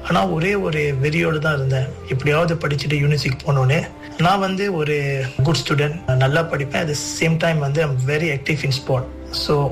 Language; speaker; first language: Tamil; early bilingual, heritage; Tamil